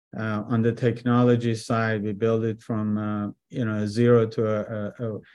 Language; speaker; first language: English; early bilingual, other home language; Persian